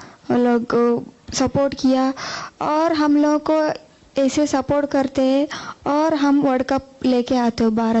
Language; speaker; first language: Hindi; non-native, local second language; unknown